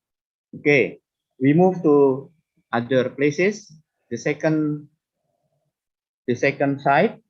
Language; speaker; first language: English; non-native, fluent; Indonesian